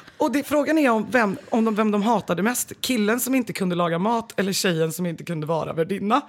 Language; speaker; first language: Swedish; native; Swedish